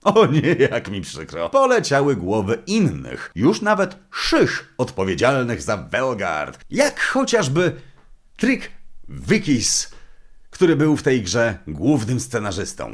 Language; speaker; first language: Polish; native; Polish